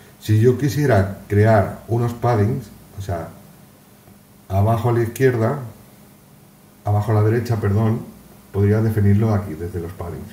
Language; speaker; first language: Spanish; native; Spanish